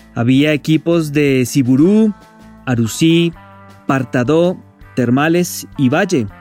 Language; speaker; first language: Spanish; native; Spanish